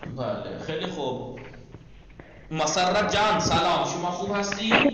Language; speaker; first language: Persian; non-native, fluent; Urdu